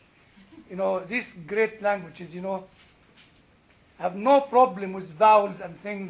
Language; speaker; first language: English; non-native, fluent; Arabic